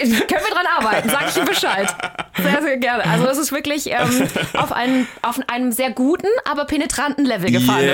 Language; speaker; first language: German; native; German